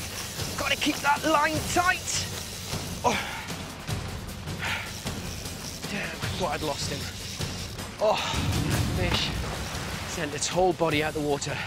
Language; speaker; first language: English; native; English